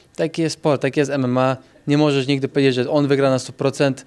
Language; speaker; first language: Polish; native; Polish